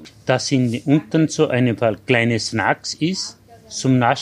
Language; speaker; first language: German; non-native, learner; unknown